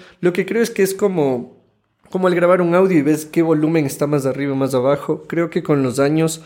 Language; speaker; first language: Spanish; native; Spanish